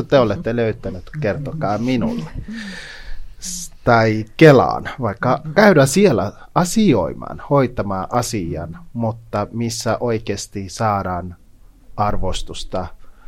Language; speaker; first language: Finnish; non-native, fluent; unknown